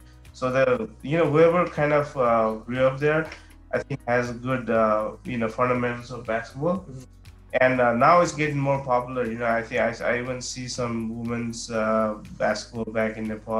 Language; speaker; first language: English; non-native, local second language; Nepali